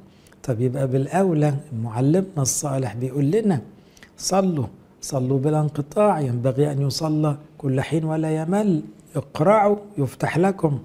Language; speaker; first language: Arabic; native; Arabic